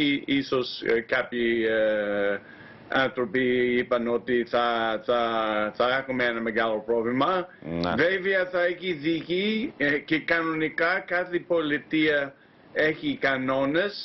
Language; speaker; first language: Greek; non-native, fluent; English